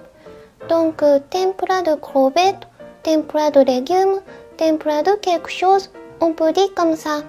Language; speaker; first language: French; non-native, learner; Japanese